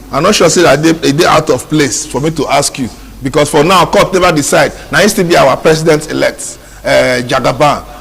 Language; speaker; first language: Nigerian Pidgin; non-native, local second language; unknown